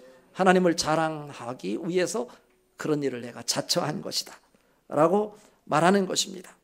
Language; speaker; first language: Korean; native; Korean